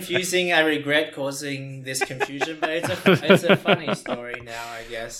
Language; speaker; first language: English; native; English